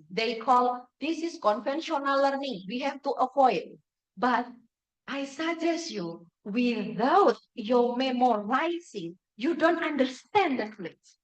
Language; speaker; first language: English; non-native, fluent; Indonesian